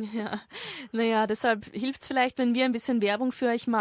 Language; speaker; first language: German; native; German